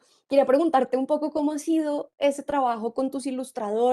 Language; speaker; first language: Spanish; native; Spanish